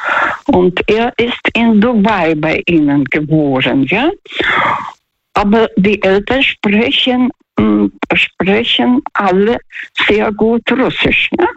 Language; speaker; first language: German; non-native, fluent; Russian